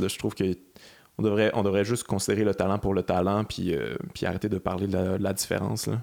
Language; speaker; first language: French; native; French